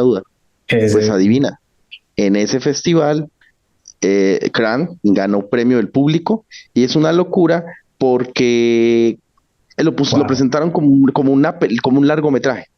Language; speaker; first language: Spanish; native; Spanish